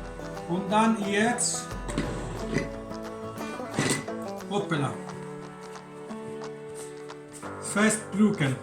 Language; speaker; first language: German; non-native, learner; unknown